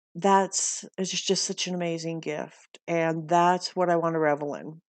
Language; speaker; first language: English; native; English